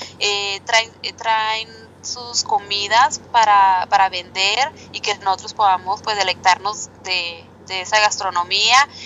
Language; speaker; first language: Spanish; native; Spanish